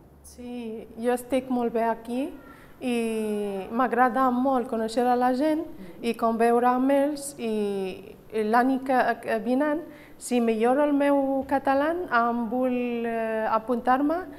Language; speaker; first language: Catalan; non-native, learner; Arabic